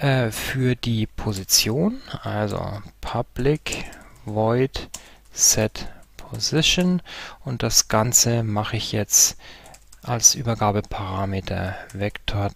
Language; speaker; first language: German; native; German